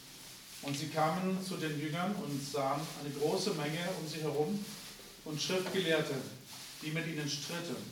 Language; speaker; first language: German; native; German